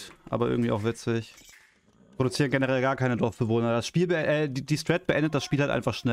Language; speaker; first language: German; native; German